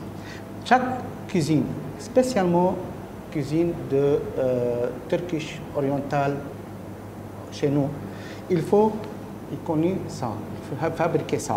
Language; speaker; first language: French; non-native, learner; Arabic